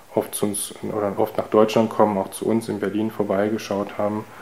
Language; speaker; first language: German; early bilingual, heritage; Korean